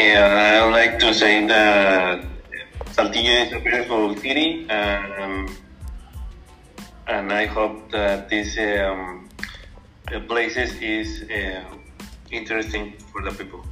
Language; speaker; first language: English; non-native, learner; Spanish